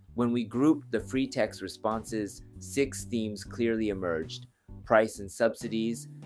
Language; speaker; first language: English; non-native, fluent; Japanese